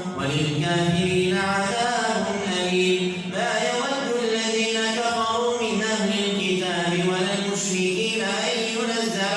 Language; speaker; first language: Arabic; native; Arabic